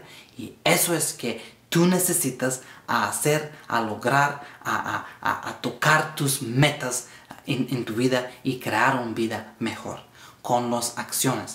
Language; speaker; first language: Spanish; non-native, learner; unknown